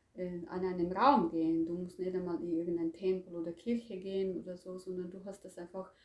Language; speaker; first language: German; non-native, fluent; Croatian